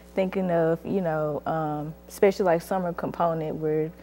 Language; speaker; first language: English; native; English